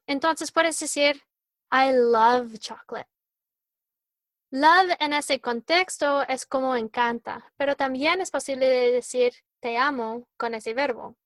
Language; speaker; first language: Spanish; non-native, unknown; English